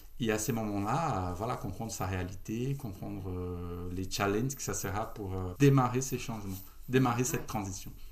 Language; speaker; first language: French; non-native, fluent; Portuguese